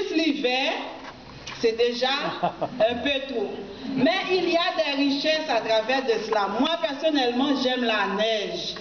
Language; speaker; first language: French; non-native, local second language; Haitian Creole